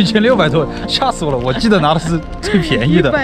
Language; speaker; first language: Chinese; native; Chinese